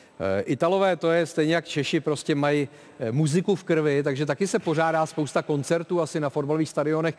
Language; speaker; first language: Czech; native; Czech